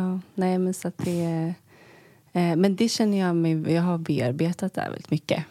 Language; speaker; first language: Swedish; native; Swedish